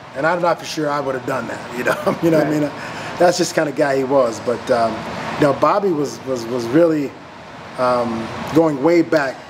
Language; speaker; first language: English; native; English